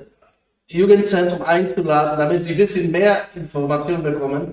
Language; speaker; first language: German; non-native, fluent; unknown